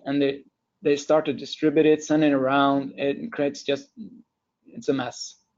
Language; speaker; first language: English; non-native, fluent; Norwegian